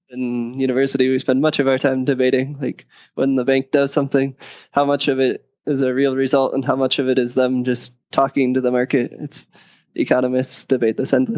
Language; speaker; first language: English; native; English